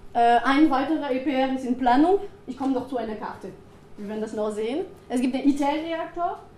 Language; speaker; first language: German; non-native, fluent; French